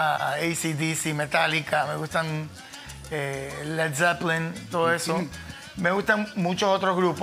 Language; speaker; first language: Spanish; native; Spanish